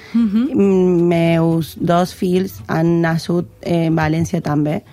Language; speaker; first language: Catalan; non-native, learner; Spanish